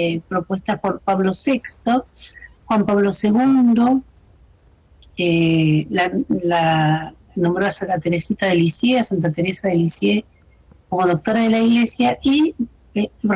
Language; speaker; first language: Spanish; native; Spanish